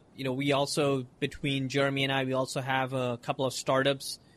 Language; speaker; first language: English; non-native, local second language; Hindi